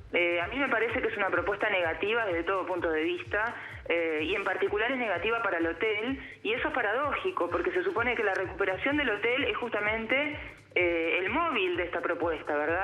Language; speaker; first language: Spanish; native; Spanish